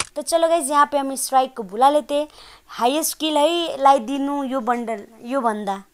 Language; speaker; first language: Hindi; non-native, local second language; Nepali